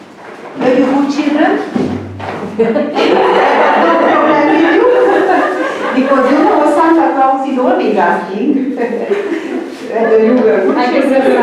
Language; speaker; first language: English; non-native, fluent; Hungarian